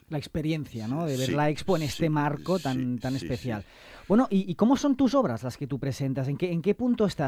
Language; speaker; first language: Spanish; non-native, local second language; Catalan